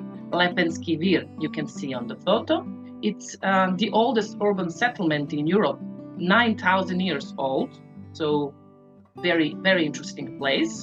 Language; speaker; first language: English; non-native, fluent; Serbian